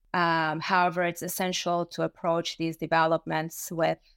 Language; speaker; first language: English; early bilingual, other home language; Persian